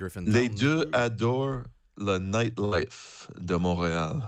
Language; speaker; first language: French; non-native, fluent; English